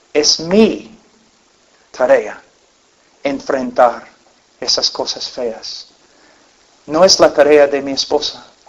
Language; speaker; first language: Spanish; non-native, fluent; English